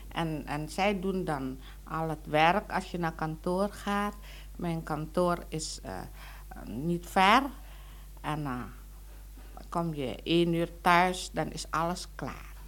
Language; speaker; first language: Dutch; non-native, local second language; Indonesian